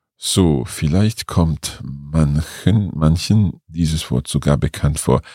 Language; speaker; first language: German; non-native, fluent; English